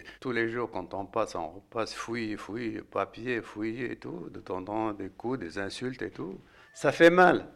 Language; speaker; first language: French; non-native, local second language; Arabic